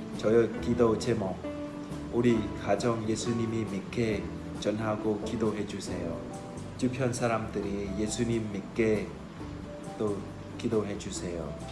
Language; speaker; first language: Korean; non-native, learner; Vietnamese